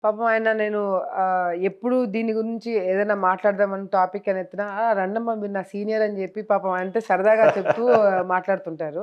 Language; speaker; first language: Telugu; native; Telugu